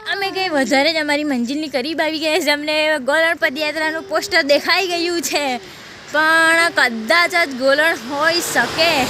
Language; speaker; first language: Gujarati; non-native, local second language; Kukna